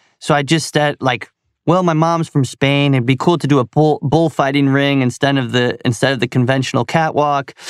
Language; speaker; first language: English; native; English